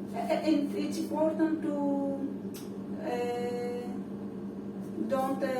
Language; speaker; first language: English; non-native, learner; Greek